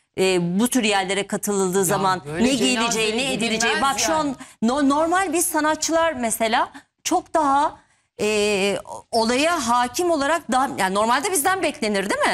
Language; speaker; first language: Turkish; native; Turkish